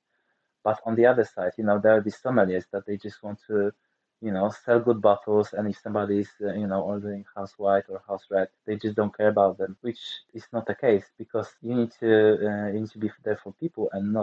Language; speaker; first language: English; non-native, fluent; Polish